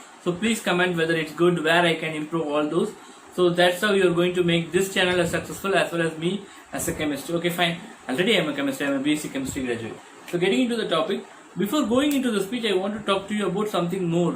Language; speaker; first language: English; non-native, local second language; Tamil